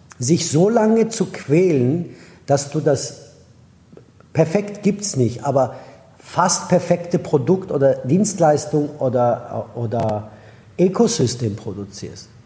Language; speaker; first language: German; non-native, fluent; Persian